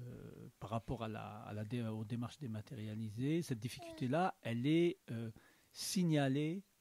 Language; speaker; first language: French; native; French